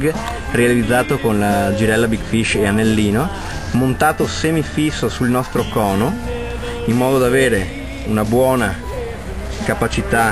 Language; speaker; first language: Italian; native; Italian